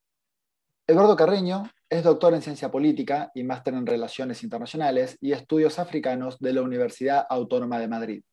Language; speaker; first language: Spanish; native; Spanish